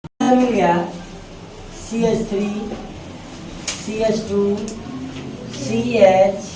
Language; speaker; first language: Hindi; native; Hindi